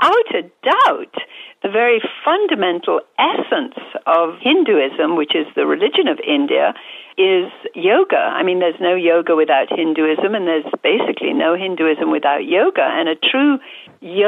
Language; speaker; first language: English; native; English